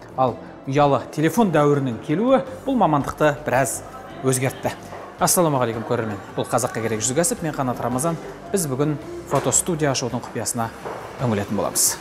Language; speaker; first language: Kazakh; native; Kazakh